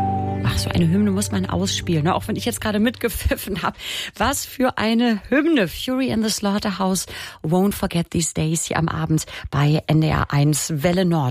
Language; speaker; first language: German; native; German